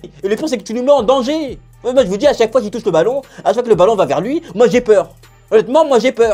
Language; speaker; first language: French; native; French